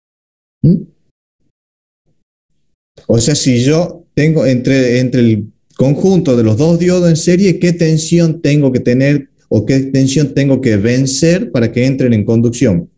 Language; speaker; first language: Spanish; native; Spanish